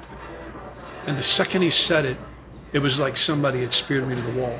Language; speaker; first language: English; native; English